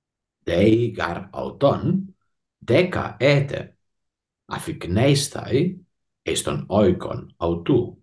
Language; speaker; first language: Greek; non-native, learner; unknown